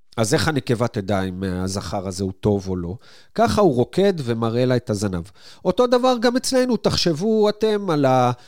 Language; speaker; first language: Hebrew; native; Hebrew